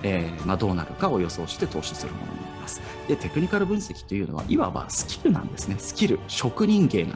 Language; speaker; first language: Japanese; native; Japanese